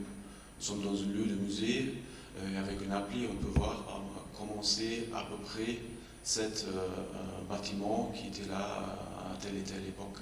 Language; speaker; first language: French; non-native, fluent; German